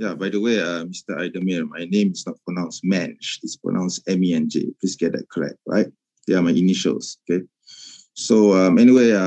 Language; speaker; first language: English; non-native, local second language; Malay